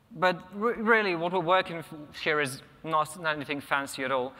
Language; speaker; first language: English; non-native, fluent; Polish